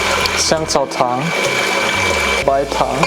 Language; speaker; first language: Chinese; non-native, fluent; German